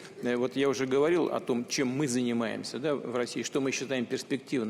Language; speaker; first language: Russian; native; Russian